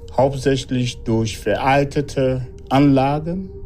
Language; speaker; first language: German; non-native, fluent; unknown